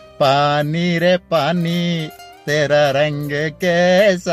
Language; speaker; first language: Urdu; non-native, fluent; Pashto